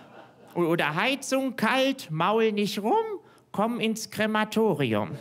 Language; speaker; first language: German; native; German